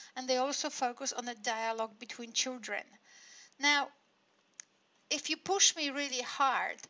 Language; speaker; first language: English; non-native, fluent; Polish